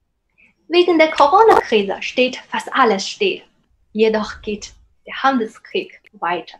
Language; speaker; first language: German; non-native, fluent; Chinese